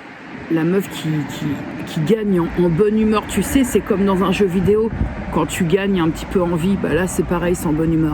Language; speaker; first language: French; native; French